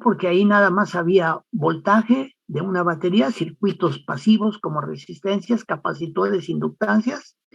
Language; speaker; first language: Spanish; native; Spanish